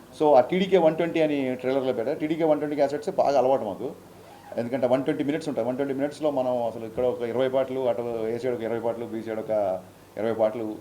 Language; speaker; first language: Telugu; native; Telugu